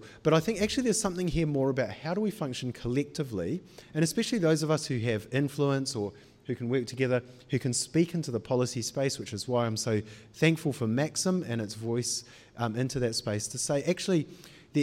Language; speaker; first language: English; native; English